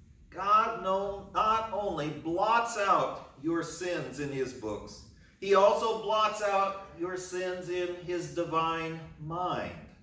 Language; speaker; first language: English; native; English